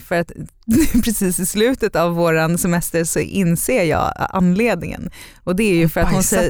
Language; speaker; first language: Swedish; native; Swedish